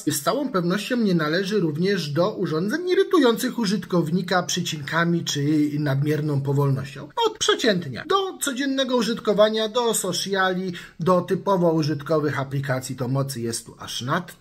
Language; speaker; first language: Polish; native; Polish